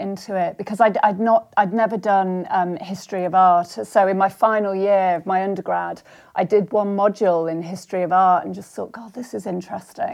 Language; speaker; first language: English; native; English